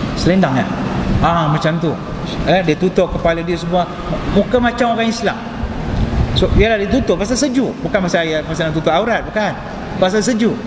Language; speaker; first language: Malay; non-native, local second language; Tamil